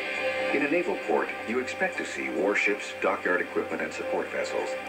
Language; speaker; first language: English; native; English